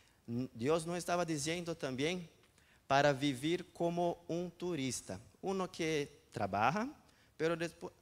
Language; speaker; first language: Spanish; non-native, fluent; Portuguese